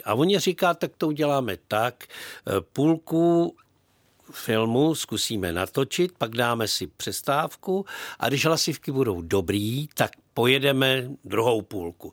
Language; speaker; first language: Czech; native; Czech